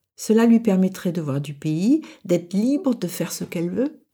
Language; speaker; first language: French; native; French